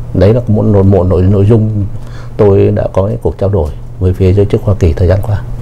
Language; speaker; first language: Vietnamese; native; Vietnamese